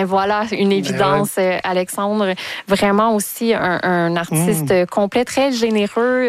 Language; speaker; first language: French; native; French